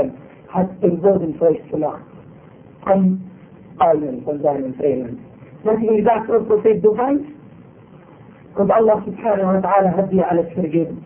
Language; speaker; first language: German; non-native, fluent; Arabic